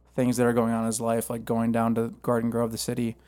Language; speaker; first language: English; native; English